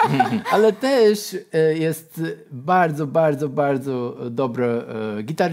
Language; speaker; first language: Polish; non-native, learner; Portuguese